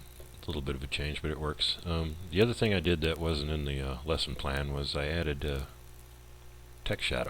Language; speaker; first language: English; native; English